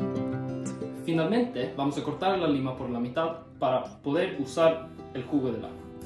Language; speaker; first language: Spanish; non-native, learner; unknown